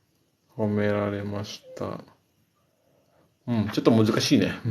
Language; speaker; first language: Japanese; non-native, fluent; Indonesian